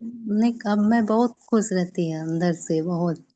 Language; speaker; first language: Hindi; native; Hindi